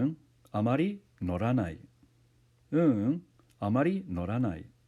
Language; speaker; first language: Japanese; non-native, fluent; English